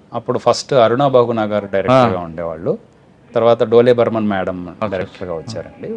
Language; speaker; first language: Telugu; native; Telugu